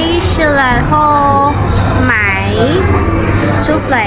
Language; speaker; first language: Chinese; non-native, learner; Thai